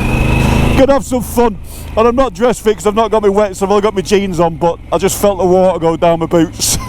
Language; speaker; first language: English; native; English